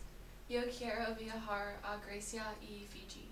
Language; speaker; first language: Spanish; non-native, learner; English